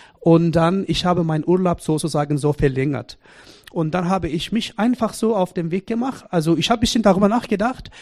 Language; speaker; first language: German; non-native, fluent; Persian